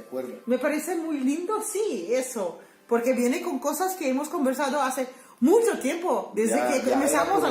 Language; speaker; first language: Spanish; non-native, fluent; Papiamento